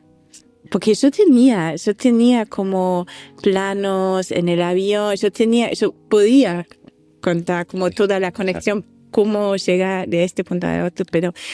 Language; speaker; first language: Spanish; non-native, fluent; German